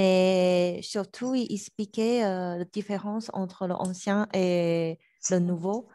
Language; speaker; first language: French; non-native, learner; Chinese